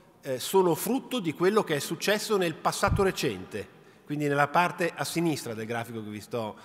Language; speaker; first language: Italian; native; Italian